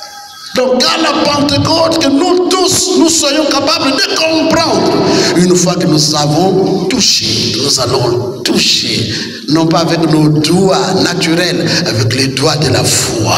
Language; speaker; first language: French; non-native, local second language; Kituba (Democratic Republic of Congo)